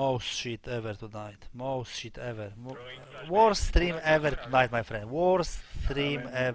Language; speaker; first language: English; non-native, learner; Polish